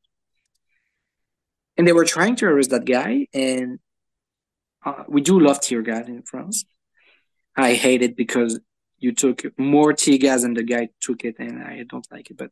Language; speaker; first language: English; non-native, fluent; French